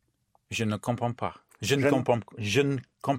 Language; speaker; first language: French; non-native, learner; English